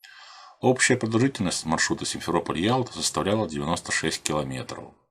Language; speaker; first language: Russian; native; Russian